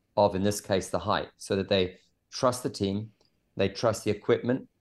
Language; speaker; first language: English; native; English